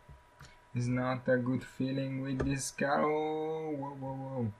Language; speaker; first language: English; non-native, learner; Italian